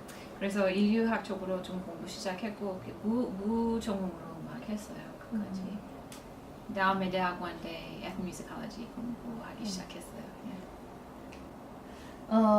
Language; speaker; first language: Korean; non-native, fluent; English